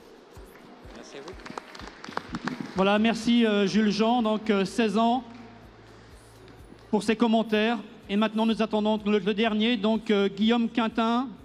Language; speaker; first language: French; native; French